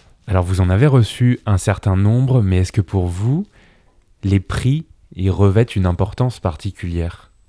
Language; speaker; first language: French; native; French